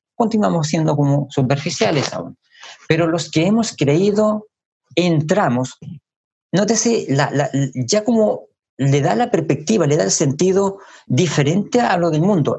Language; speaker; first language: Spanish; native; Spanish